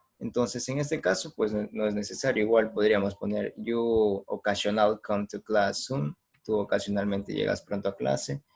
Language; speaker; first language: Spanish; native; Spanish